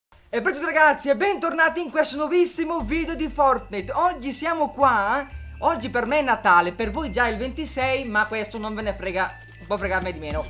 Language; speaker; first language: Italian; native; Italian